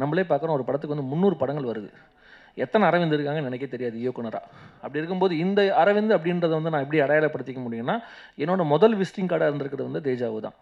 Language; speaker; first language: Tamil; native; Tamil